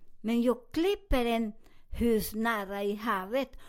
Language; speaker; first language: Swedish; non-native, fluent; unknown